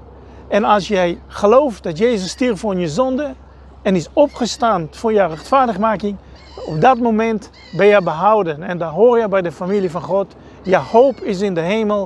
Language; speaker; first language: Dutch; non-native, fluent; Hebrew